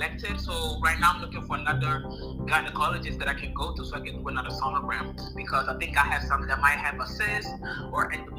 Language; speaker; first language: English; non-native, fluent; Italian